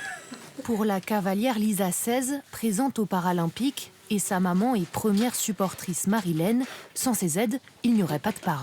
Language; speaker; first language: French; native; French